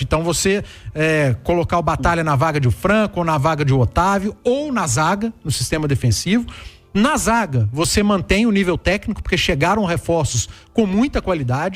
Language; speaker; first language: Portuguese; native; Portuguese